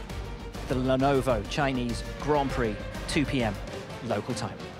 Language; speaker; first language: English; native; English